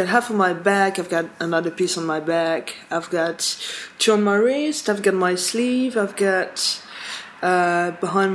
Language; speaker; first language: English; non-native, fluent; French